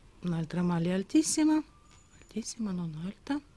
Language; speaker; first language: Italian; non-native, fluent; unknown